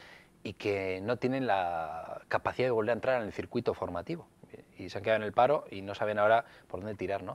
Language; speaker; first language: Spanish; native; Spanish